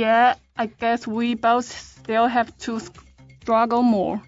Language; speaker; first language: English; non-native, fluent; Chinese